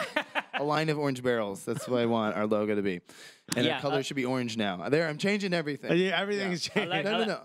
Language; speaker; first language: English; native; English